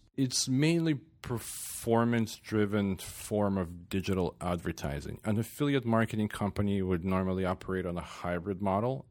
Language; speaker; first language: English; non-native, fluent; Ukrainian